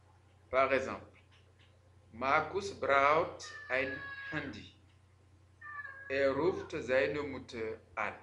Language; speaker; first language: German; non-native, fluent; French